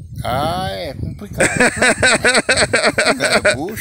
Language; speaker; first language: Portuguese; native; Portuguese